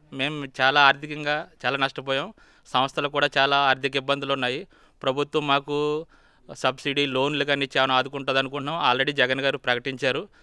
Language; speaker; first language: Telugu; native; Telugu